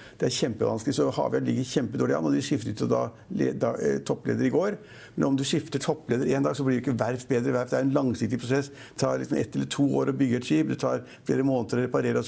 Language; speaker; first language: Norwegian; native; Norwegian